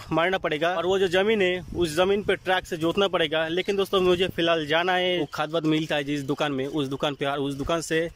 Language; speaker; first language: Hindi; non-native, local second language; Bangla